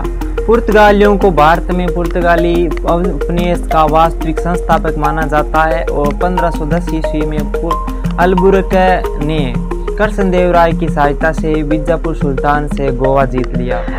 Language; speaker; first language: Hindi; native; Hindi